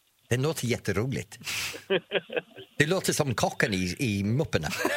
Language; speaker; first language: Swedish; non-native, fluent; English